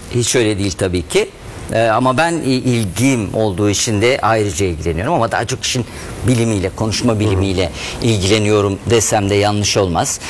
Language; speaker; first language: Turkish; native; Turkish